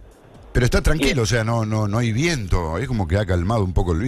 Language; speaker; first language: Spanish; native; Spanish